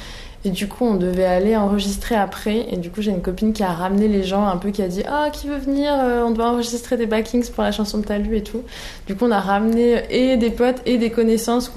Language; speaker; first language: French; native; French